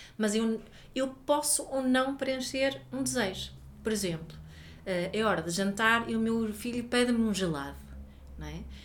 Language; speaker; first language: Portuguese; non-native, fluent; Swedish